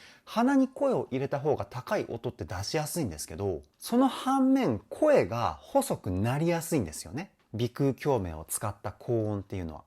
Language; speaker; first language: Japanese; native; Japanese